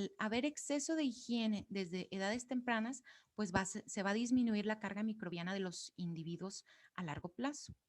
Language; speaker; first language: Spanish; native; Spanish